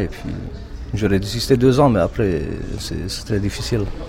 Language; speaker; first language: French; non-native, fluent; Romanian